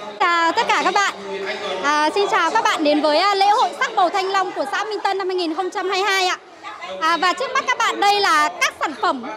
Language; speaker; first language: Vietnamese; native; Vietnamese